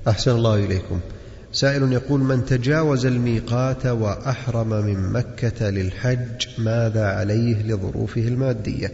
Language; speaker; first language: Arabic; native; Arabic